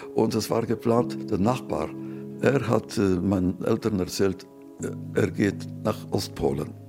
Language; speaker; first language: German; non-native, fluent; Yiddish